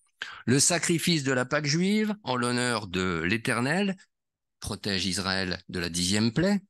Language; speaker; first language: French; native; French